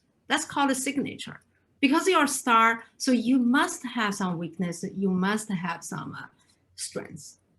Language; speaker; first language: English; non-native, fluent; Chinese